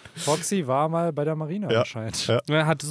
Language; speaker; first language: German; native; German